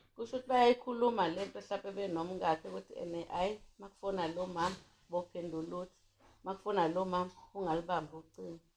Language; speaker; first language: Zulu; native; Zulu